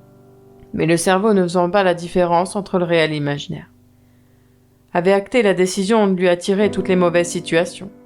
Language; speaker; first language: French; native; French